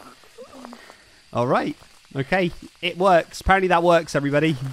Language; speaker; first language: English; native; English